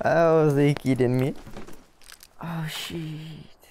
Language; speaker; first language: English; non-native, learner; Russian